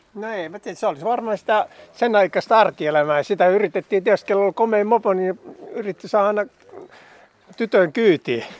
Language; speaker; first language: Finnish; native; Finnish